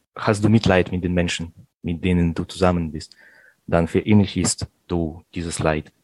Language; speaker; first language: German; non-native, fluent; Russian